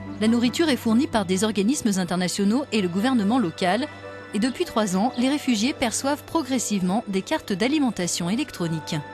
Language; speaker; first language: French; native; French